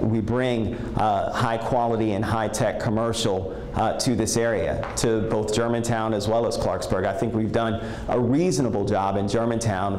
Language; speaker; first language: English; native; English